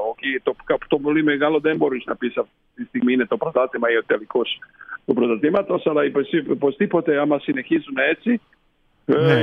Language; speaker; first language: Greek; non-native, fluent; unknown